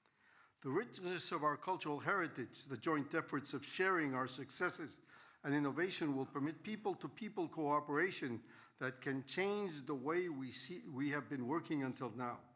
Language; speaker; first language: English; non-native, fluent; Spanish